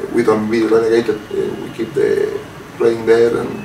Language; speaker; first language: English; non-native, fluent; Spanish